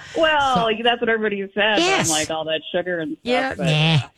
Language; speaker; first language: English; native; English